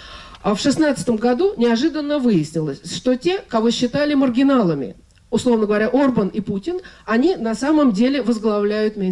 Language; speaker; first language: Russian; native; Russian